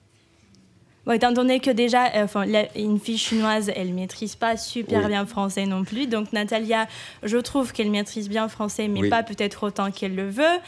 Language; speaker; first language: French; non-native, fluent; Ukrainian